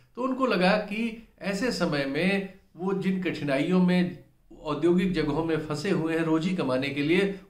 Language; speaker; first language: Hindi; native; Hindi